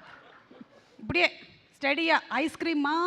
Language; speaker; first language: Tamil; non-native, fluent; Telugu